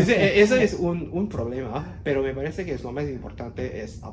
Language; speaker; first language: Spanish; non-native, learner; Cantonese